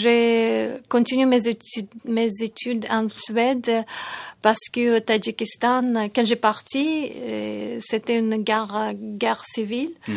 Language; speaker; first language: French; non-native, fluent; Tajik